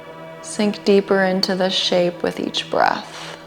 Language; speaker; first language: English; native; English